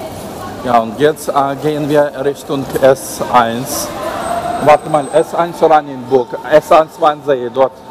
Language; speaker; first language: German; non-native, learner; Ukrainian